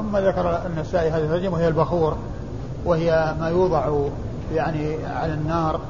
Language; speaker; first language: Arabic; native; Arabic